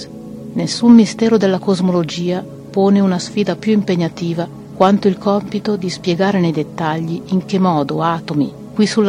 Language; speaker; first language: Italian; native; Italian